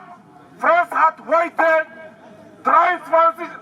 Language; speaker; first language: German; non-native, learner; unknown